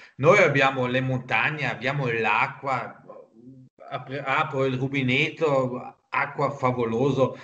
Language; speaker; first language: Italian; non-native, local second language; German